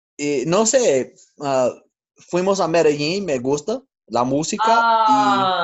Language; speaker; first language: Spanish; non-native, learner; English